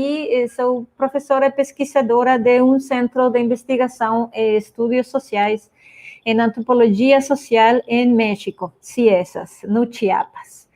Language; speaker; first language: Portuguese; non-native, fluent; Spanish